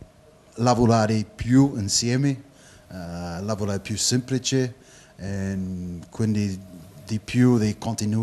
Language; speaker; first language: Italian; non-native, learner; English